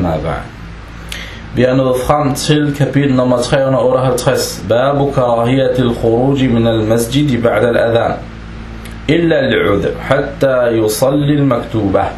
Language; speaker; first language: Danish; non-native, fluent; Arabic